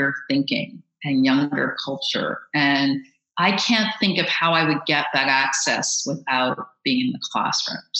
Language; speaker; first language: English; native; English